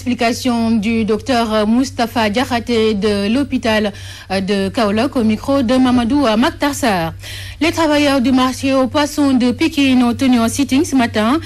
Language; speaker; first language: French; non-native, local second language; Wolof